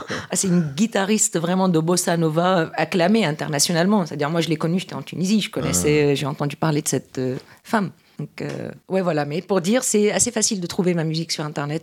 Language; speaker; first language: French; non-native, local second language; Arabic